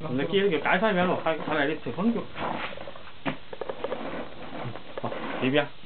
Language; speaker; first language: Chinese; native; Chinese